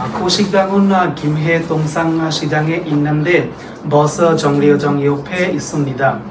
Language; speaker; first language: Korean; non-native, learner; Bangla